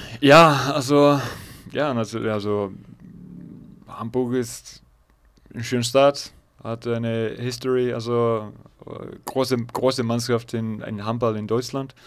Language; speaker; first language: German; non-native, fluent; Icelandic